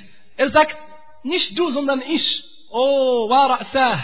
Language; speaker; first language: German; non-native, fluent; Arabic